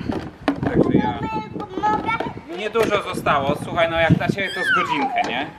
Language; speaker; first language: Polish; native; Polish